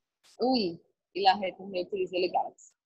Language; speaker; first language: French; non-native, learner; Portuguese